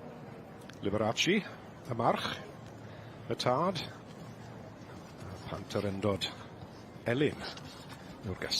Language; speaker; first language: Welsh; native; Welsh